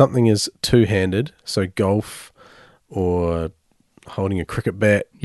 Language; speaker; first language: English; native; English